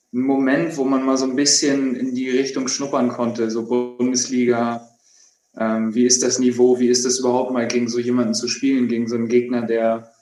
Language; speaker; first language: German; native; German